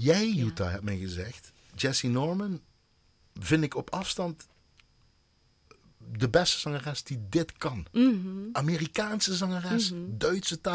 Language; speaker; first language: Dutch; native; Dutch